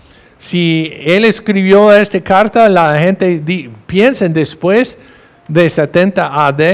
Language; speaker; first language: Spanish; non-native, fluent; English